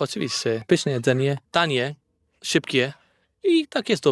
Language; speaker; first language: Polish; non-native, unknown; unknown